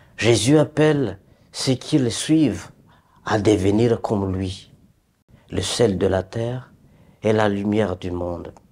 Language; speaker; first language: French; native; French